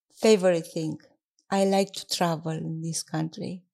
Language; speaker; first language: English; non-native, learner; Romanian